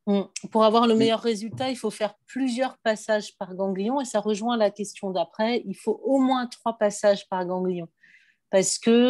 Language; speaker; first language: French; native; French